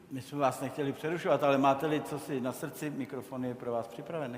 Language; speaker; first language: Czech; native; Czech